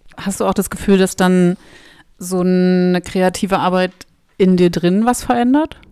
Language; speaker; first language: German; native; German